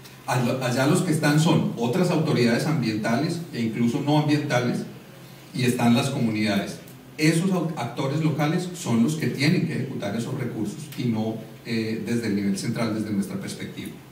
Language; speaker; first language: Spanish; native; Spanish